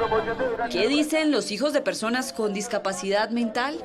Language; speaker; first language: Spanish; native; Spanish